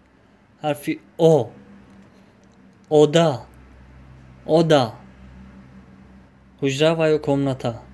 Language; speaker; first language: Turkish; non-native, fluent; Tajik